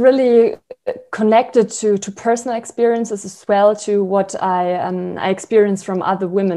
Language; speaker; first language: English; non-native, fluent; German